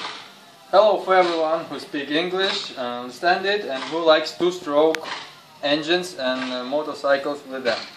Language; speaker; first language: English; non-native, fluent; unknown